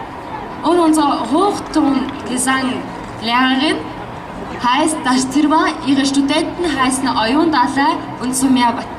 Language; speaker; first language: German; non-native, fluent; Mongolian